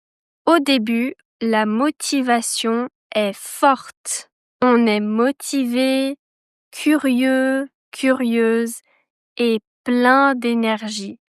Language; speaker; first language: French; native; French